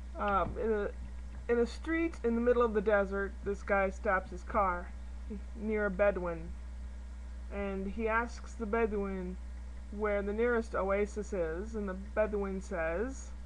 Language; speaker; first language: English; native; English